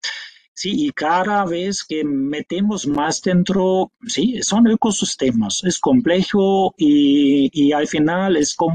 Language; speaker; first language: Spanish; non-native, fluent; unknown